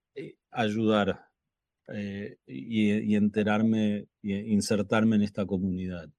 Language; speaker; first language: Spanish; native; Spanish